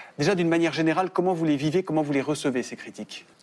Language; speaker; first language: French; native; French